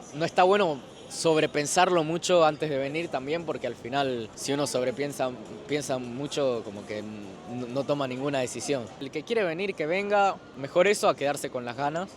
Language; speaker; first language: Spanish; native; Spanish